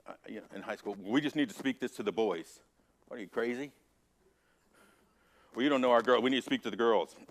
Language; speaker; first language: English; native; English